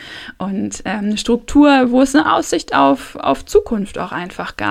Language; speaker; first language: German; native; German